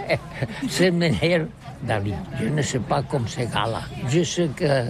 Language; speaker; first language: French; non-native, learner; Catalan